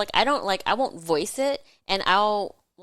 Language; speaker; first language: English; native; English